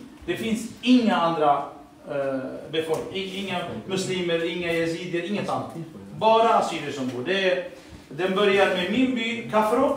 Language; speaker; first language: Swedish; early bilingual, other home language; Assyrian Neo-Aramaic